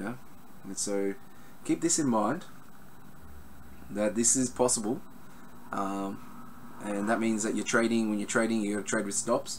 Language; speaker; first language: English; native; English